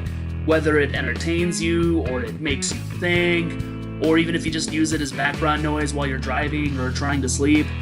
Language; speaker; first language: English; native; English